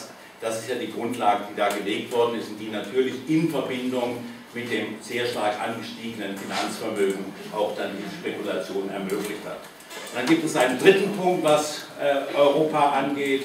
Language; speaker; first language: German; native; German